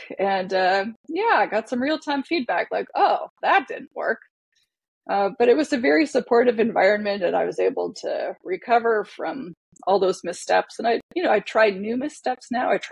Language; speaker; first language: English; native; English